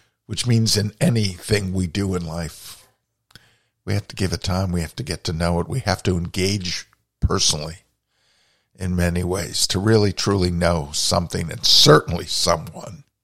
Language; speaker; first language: English; native; English